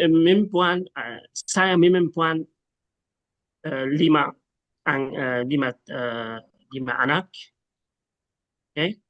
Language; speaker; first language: Indonesian; non-native, learner; Arabic